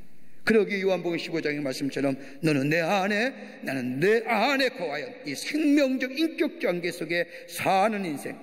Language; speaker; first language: Korean; native; Korean